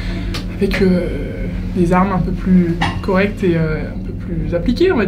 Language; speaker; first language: French; native; French